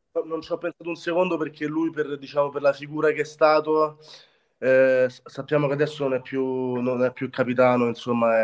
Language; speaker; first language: Italian; native; Italian